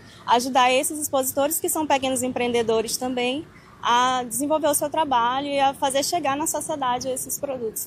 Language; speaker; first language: Portuguese; native; Portuguese